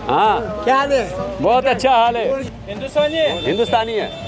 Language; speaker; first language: Hindi; non-native, local second language; Bangla